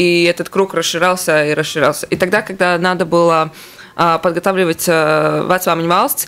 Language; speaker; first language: Russian; native; Russian